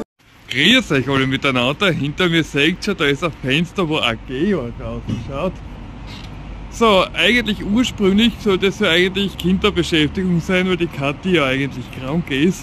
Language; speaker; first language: German; native; German